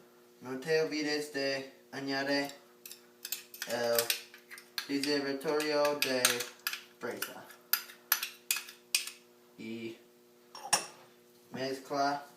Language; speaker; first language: Spanish; non-native, learner; English